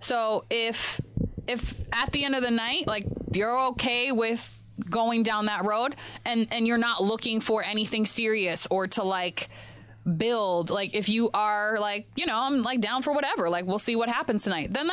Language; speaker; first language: English; native; English